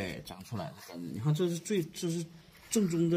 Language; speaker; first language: Chinese; native; Chinese